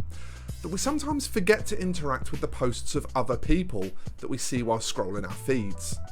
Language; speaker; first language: English; native; English